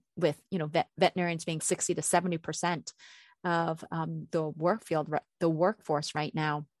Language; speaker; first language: English; native; English